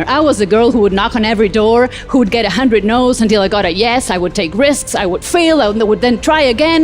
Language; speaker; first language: English; non-native, fluent; Spanish